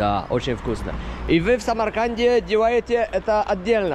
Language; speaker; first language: Russian; non-native, learner; Polish